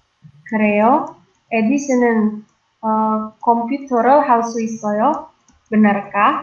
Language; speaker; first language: Korean; non-native, learner; Indonesian